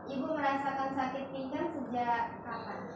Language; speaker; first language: Indonesian; native; Indonesian